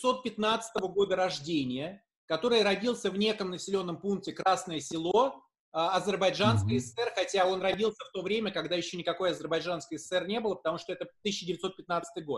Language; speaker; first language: Russian; native; Russian